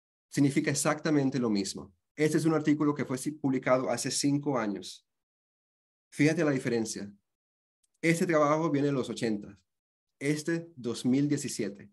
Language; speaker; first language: Spanish; early bilingual, heritage; Spanish